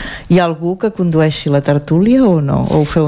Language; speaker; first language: Catalan; native; Catalan